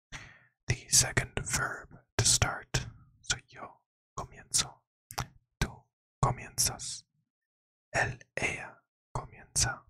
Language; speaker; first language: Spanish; non-native, learner; English